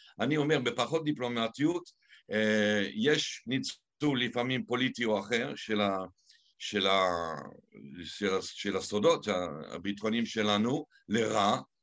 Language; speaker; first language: Hebrew; native; Hebrew